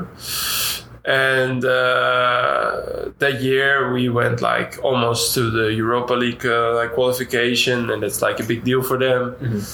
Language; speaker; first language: English; non-native, fluent; Dutch